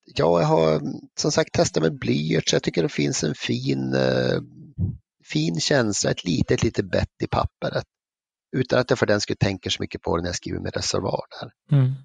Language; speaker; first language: Swedish; native; Swedish